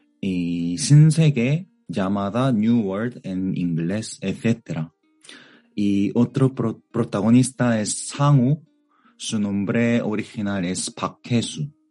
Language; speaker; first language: Spanish; non-native, fluent; Korean